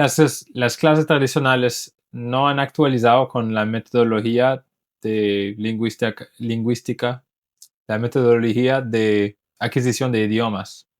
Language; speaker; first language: Spanish; non-native, fluent; English